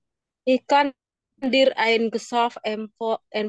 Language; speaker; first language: German; non-native, learner; Indonesian